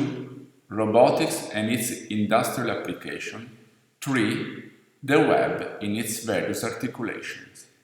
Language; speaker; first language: English; non-native, fluent; Italian